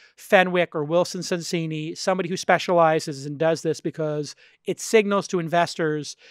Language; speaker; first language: English; native; English